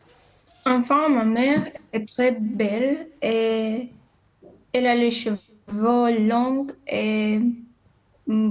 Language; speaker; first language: French; non-native, learner; Romanian